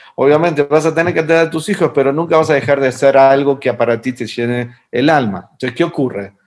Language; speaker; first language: Spanish; native; Spanish